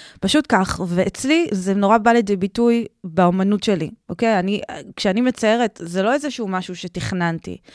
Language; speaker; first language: Hebrew; early bilingual, heritage; Hebrew